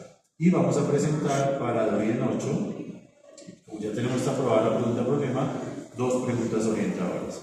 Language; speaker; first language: Spanish; native; Spanish